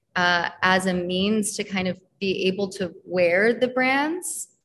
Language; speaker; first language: English; native; English